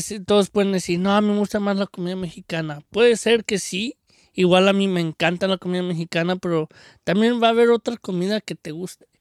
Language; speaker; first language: Spanish; early bilingual, heritage; Spanish